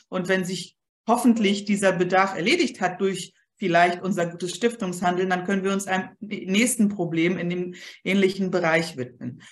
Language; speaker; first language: German; early bilingual, other home language; Polish